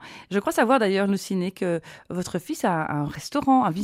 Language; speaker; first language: French; native; French